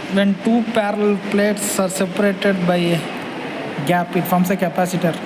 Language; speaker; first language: English; non-native, local second language; Tamil